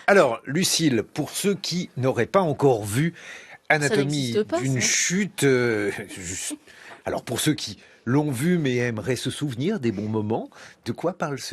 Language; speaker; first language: French; native; French